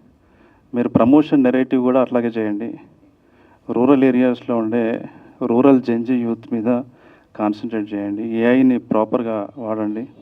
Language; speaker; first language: Telugu; native; Telugu